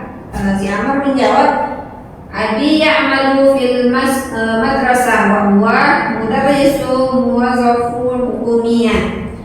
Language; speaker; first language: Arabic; non-native, learner; Indonesian